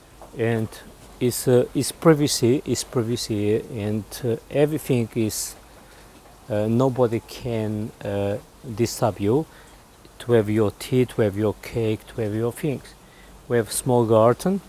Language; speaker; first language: English; non-native, learner; German